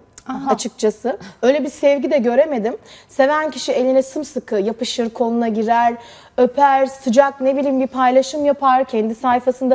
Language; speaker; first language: Turkish; native; Turkish